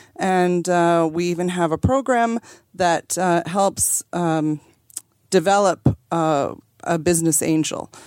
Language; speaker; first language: English; native; English